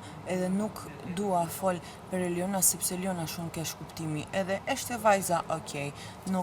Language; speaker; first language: Albanian; non-native, learner; English